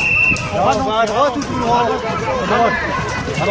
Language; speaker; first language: French; native; French